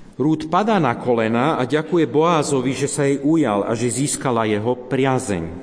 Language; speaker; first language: Slovak; native; Slovak